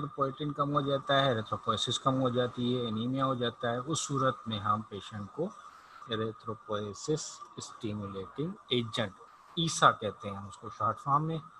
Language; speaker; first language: Urdu; native; Urdu